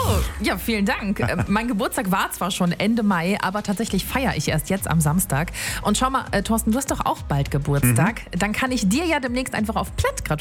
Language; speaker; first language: German; native; German